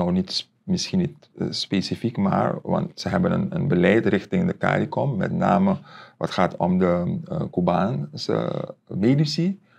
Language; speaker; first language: Dutch; native; Dutch